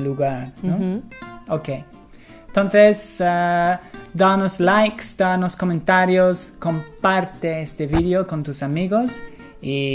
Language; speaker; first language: Spanish; non-native, fluent; English